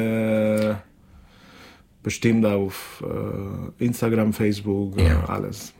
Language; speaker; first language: German; non-native, fluent; Spanish